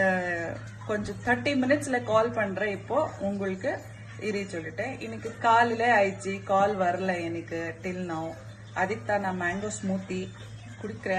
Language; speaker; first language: Tamil; non-native, local second language; Urdu